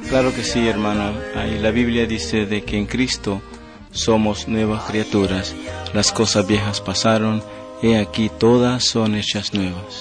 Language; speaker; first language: Spanish; native; Spanish